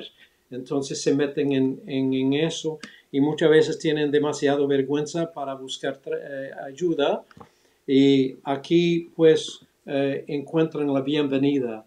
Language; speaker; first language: Spanish; early bilingual, other home language; English